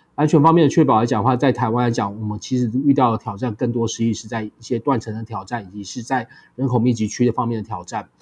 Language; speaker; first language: Chinese; native; Chinese